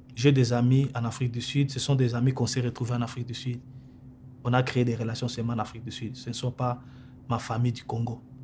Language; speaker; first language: French; non-native, local second language; Lingala